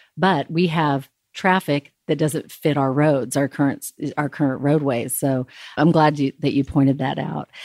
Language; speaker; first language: English; native; English